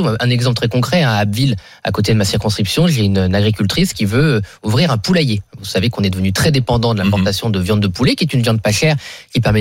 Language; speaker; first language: French; native; French